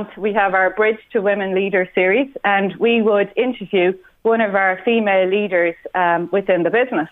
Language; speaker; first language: English; native; English